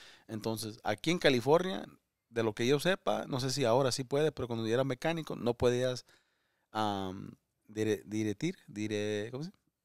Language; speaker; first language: Spanish; early bilingual, other home language; English